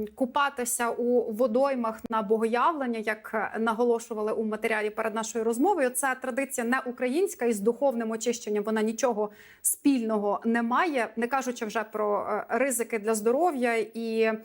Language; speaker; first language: Ukrainian; native; Ukrainian